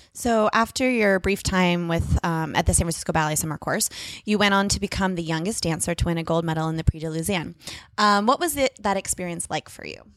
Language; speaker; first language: English; native; English